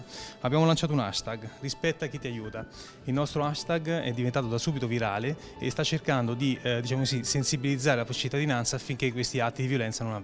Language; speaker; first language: Italian; native; Italian